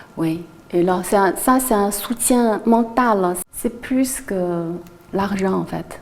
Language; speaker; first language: French; non-native, fluent; Chinese